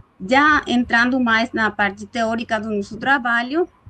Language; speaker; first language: Portuguese; non-native, fluent; Spanish